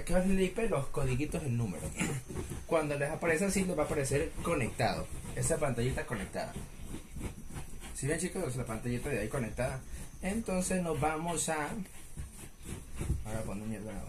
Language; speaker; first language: Spanish; native; Spanish